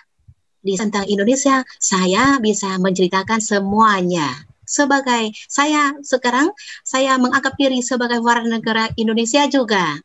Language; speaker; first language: Indonesian; non-native, fluent; Vietnamese